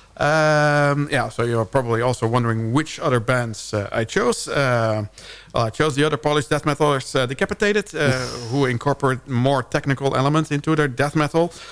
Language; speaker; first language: English; non-native, fluent; Dutch